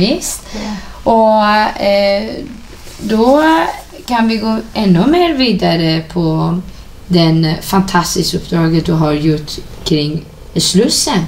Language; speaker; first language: Swedish; non-native, fluent; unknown